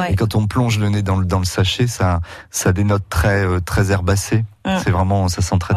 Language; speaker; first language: French; native; French